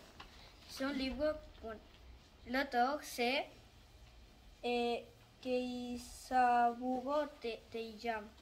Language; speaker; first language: French; non-native, learner; Catalan